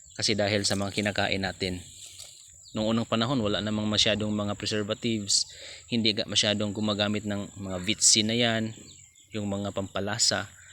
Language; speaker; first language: Filipino; non-native, local second language; Cebuano